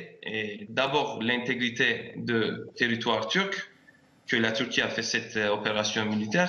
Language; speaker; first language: French; non-native, fluent; Turkish